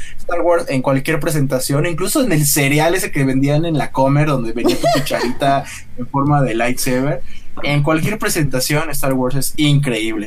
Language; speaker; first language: Spanish; native; Spanish